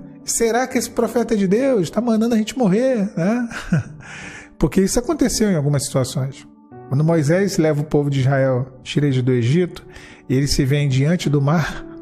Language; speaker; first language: Portuguese; native; Portuguese